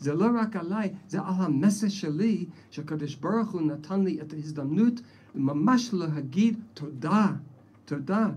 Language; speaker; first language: Hebrew; non-native, fluent; English